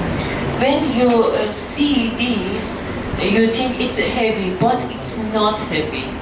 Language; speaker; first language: English; non-native, learner; Persian